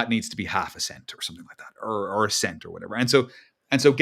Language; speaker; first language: English; native; English